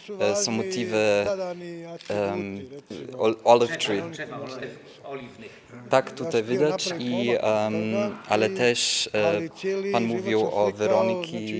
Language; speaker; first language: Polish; non-native, learner; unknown